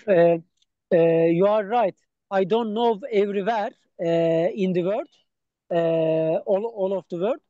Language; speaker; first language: English; non-native, learner; Turkish